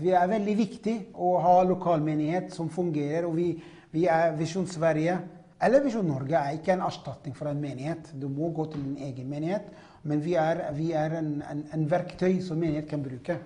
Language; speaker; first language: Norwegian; non-native, fluent; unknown